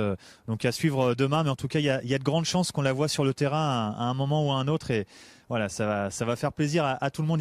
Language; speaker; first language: French; native; French